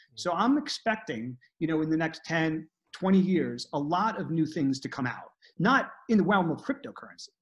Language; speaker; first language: English; native; English